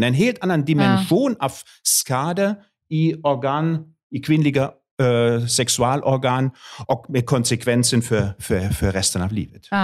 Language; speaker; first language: Swedish; non-native, fluent; German